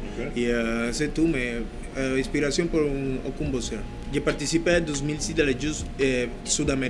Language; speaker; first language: French; non-native, learner; Spanish